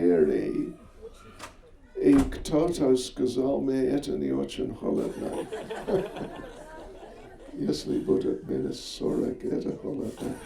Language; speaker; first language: Russian; non-native, learner; English